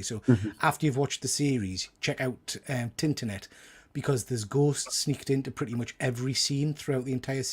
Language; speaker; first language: English; native; English